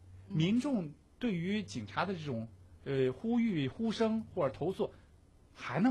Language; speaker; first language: Chinese; native; Chinese